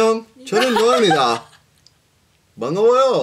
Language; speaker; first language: Korean; non-native, learner; English